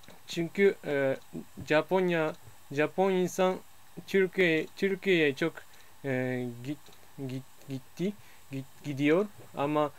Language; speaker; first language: Turkish; non-native, learner; Japanese